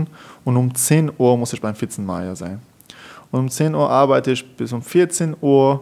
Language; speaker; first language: German; non-native, fluent; Persian